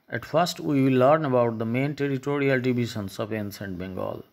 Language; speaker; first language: English; non-native, local second language; Bangla